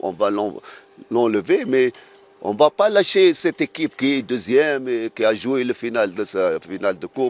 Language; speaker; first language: French; non-native, fluent; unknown